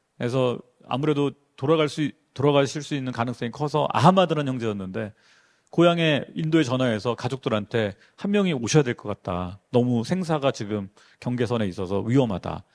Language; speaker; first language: Korean; native; Korean